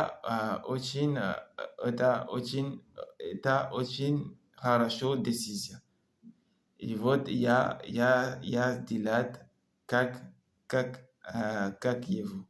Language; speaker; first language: Russian; non-native, learner; French